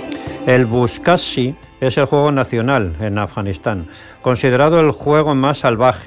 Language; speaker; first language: Spanish; native; Spanish